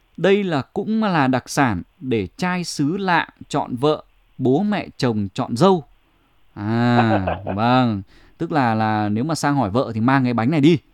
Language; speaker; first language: Vietnamese; native; Vietnamese